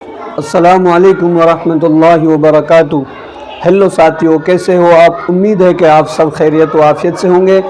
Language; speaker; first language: Urdu; native; Urdu